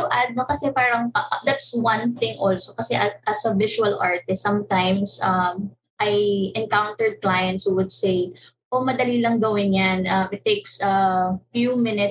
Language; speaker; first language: English; non-native, local second language; Cebuano